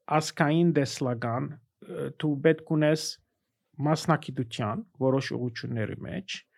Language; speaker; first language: Armenian; early bilingual, heritage; Armenian